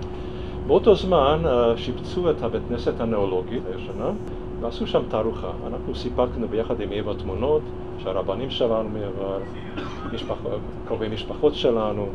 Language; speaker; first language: Hebrew; non-native, fluent; Hungarian